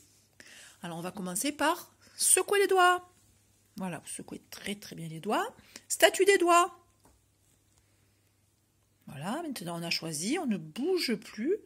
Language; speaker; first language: French; native; French